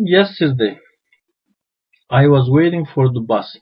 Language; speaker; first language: English; non-native, fluent; Turkish